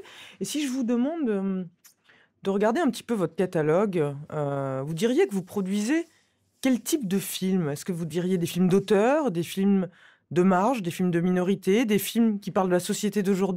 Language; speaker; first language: French; native; French